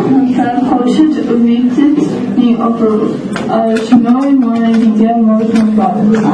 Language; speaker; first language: Russian; non-native, learner; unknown